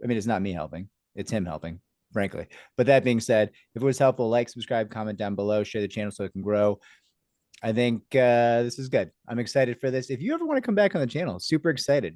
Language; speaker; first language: English; native; English